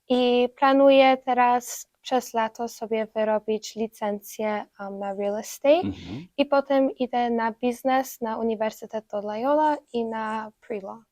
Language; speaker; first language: Polish; early bilingual, heritage; Polish